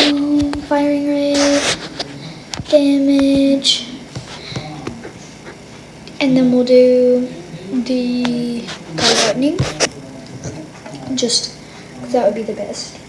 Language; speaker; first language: English; native; English